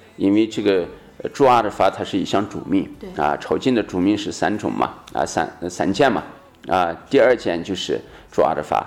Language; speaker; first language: Chinese; native; Chinese